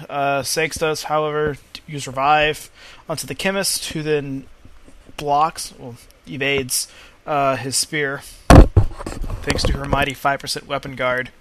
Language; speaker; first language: English; native; English